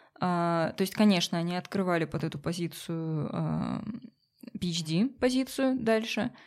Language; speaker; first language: Russian; native; Russian